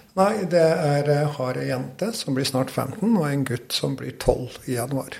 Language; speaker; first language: Norwegian; non-native, fluent; Albanian